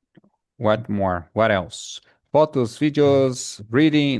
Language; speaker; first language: English; non-native, fluent; Portuguese